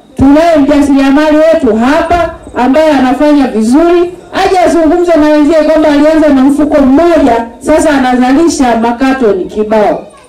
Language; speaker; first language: Swahili; native; Swahili